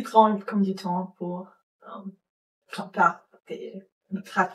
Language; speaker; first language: French; non-native, learner; English